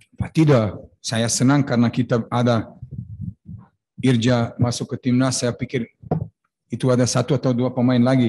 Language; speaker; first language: Indonesian; non-native, fluent; Serbian